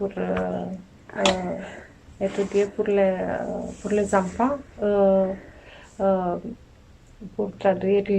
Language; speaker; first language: French; non-native, learner; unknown